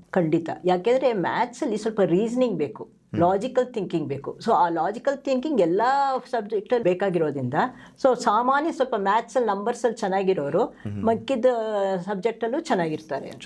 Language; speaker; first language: Kannada; native; Kannada